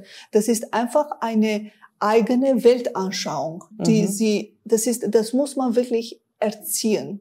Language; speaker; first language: German; non-native, fluent; Armenian